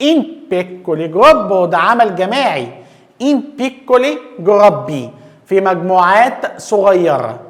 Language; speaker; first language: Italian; non-native, fluent; Arabic